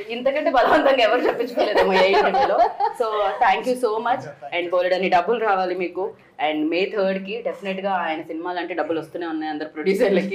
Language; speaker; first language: Telugu; native; Telugu